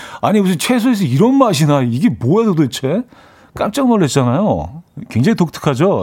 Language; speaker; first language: Korean; native; Korean